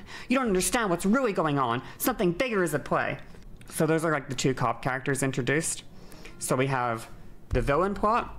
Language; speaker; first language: English; native; English